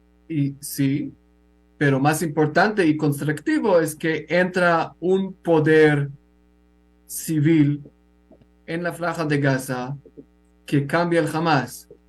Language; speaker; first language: Spanish; non-native, fluent; Hebrew